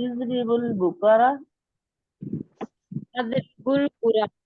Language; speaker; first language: Arabic; non-native, learner; Urdu